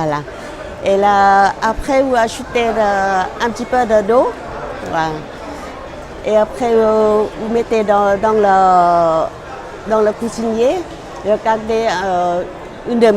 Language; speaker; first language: French; non-native, learner; Thai